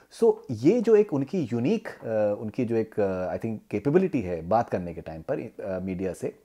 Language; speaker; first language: Hindi; native; Hindi